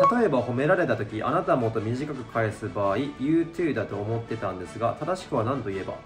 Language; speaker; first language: Japanese; native; Japanese